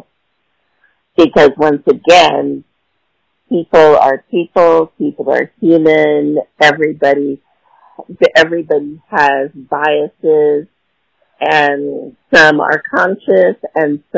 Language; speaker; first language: English; native; English